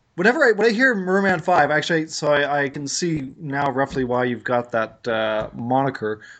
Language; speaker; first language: English; native; English